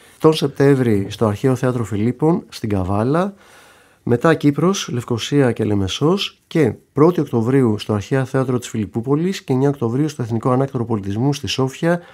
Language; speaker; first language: Greek; native; Greek